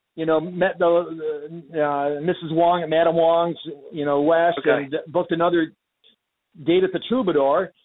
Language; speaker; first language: English; native; English